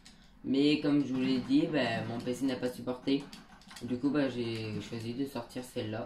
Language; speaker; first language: French; native; French